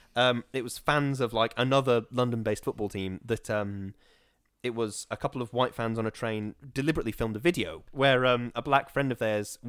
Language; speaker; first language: English; native; English